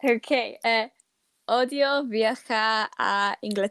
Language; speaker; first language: Spanish; non-native, learner; English